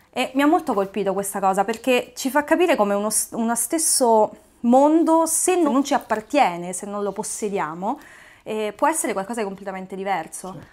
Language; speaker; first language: Italian; native; Italian